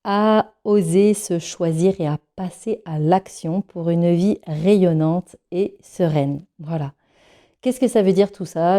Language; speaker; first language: French; native; French